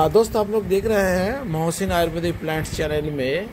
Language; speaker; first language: Hindi; non-native, local second language; Bangla